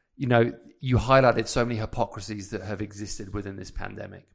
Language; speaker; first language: English; native; English